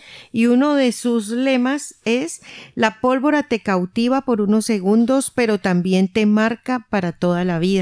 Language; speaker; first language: Spanish; native; Spanish